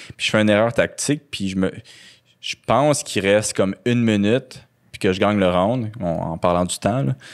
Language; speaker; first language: French; native; French